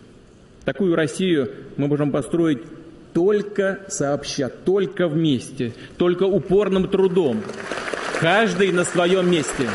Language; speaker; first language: Russian; native; Russian